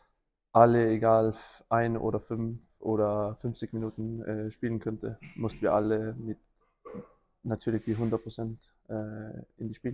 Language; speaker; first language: German; non-native, learner; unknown